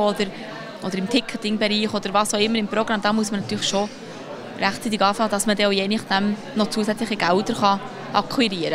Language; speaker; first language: German; native; German